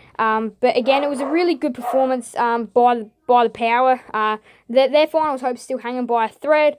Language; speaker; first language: English; native; English